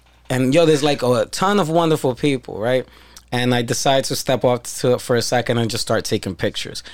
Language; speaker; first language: English; early bilingual, other home language; Spanish